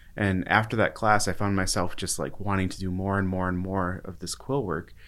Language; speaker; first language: English; native; English